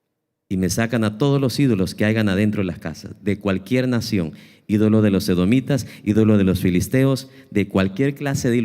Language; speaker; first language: Spanish; native; Spanish